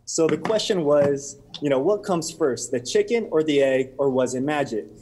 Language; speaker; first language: English; native; English